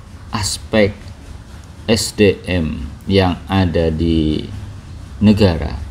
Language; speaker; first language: Indonesian; native; Indonesian